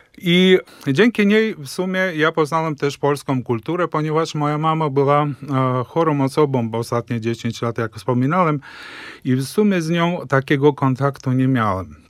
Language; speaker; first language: Polish; early bilingual, heritage; Polish